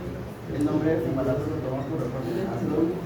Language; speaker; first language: Spanish; native; Spanish